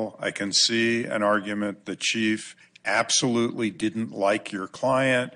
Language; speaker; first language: English; native; English